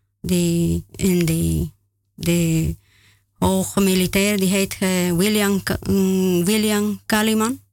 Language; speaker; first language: Dutch; non-native, learner; Spanish